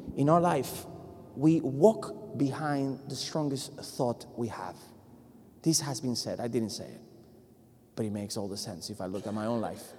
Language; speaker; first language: English; non-native, fluent; Spanish